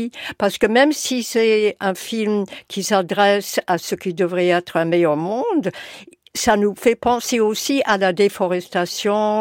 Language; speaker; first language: French; non-native, fluent; English